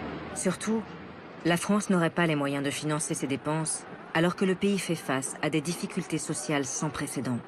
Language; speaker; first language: French; native; French